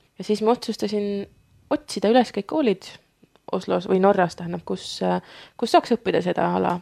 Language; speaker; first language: Estonian; native; Estonian